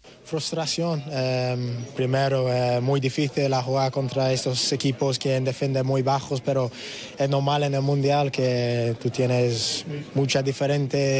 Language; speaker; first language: Spanish; non-native, learner; English